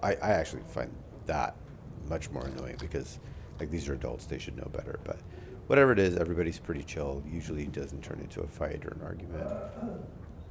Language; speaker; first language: English; early bilingual, other home language; Urdu